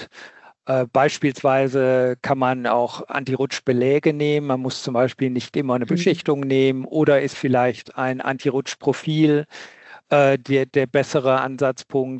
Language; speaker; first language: German; native; German